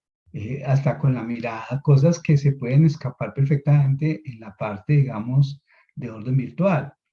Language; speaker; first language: Spanish; native; Spanish